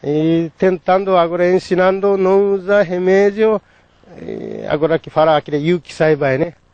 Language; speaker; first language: Portuguese; non-native, learner; Japanese